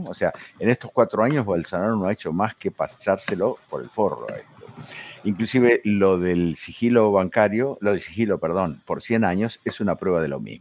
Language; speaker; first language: Spanish; native; Spanish